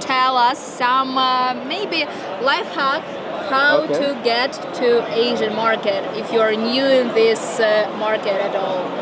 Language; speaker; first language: English; non-native, learner; Ukrainian